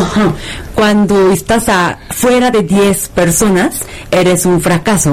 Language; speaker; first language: Spanish; non-native, fluent; Korean